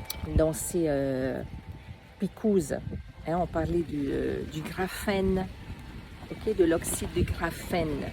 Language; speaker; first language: French; native; French